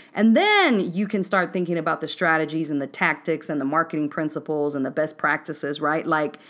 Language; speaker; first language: English; native; English